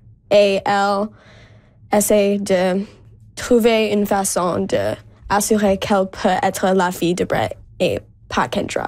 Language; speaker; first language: French; non-native, local second language; English